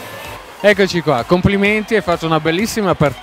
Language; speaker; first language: Italian; native; Italian